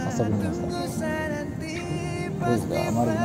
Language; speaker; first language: Japanese; non-native, fluent; Indonesian